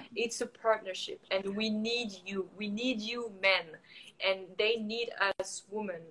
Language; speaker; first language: English; non-native, fluent; French